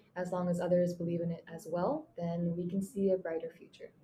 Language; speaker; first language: English; non-native, fluent; Mongolian